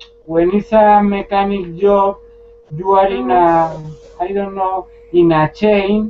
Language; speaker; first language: English; non-native, learner; Spanish